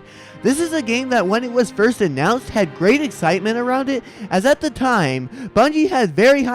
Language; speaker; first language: English; native; English